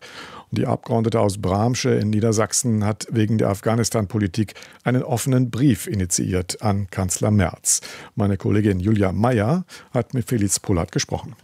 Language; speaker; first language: German; native; German